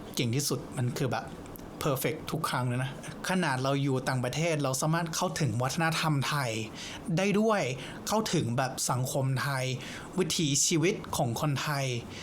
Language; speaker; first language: Thai; non-native, fluent; English